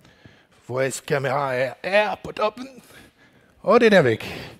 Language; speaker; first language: Danish; non-native, learner; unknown